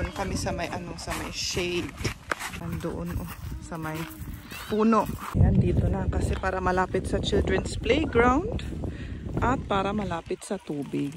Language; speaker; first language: Filipino; native; Filipino